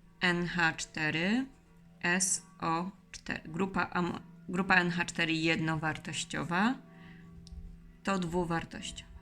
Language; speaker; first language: Polish; native; Polish